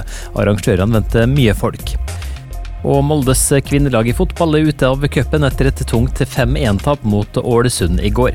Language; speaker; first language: Norwegian; native; Norwegian